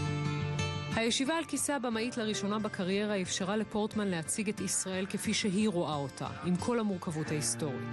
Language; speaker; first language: Hebrew; native; Hebrew